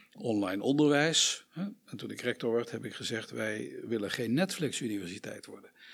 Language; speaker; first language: Dutch; native; Dutch